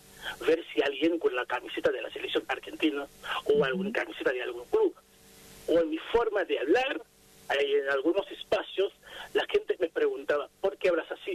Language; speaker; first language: Spanish; non-native, fluent; Haitian Creole